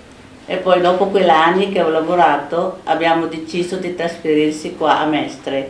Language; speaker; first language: Italian; non-native, fluent; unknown